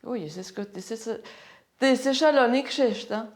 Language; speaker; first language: German; non-native, local second language; French